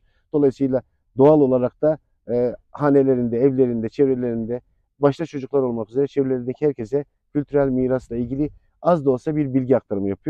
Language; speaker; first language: Turkish; native; Turkish